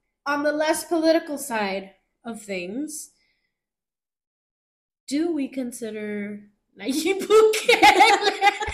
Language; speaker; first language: English; early bilingual, other home language; Spanish